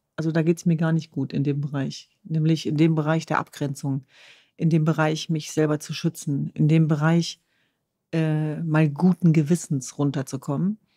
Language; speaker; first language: German; early bilingual, other home language; Kurdish